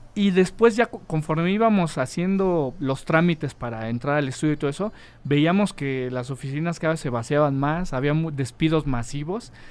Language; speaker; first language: Spanish; native; Spanish